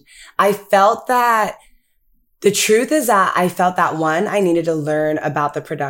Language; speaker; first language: English; early bilingual, other home language; Akan